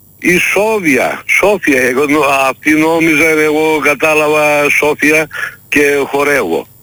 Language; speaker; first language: Greek; non-native, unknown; Turkish